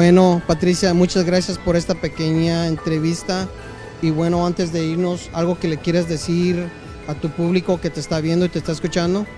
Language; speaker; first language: Spanish; native; Spanish